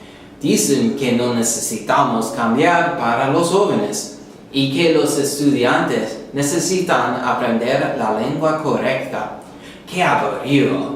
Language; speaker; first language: Spanish; non-native, learner; English